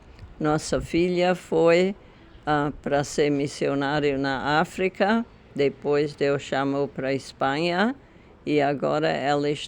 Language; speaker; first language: Portuguese; non-native, fluent; English